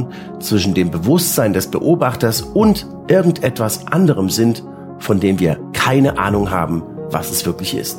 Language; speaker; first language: German; native; German